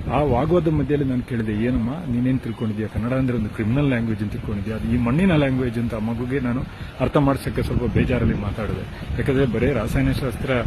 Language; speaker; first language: Kannada; native; Kannada